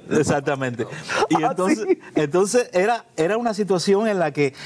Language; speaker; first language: Spanish; native; Spanish